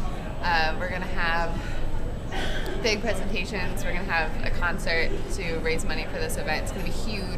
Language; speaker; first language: English; native; English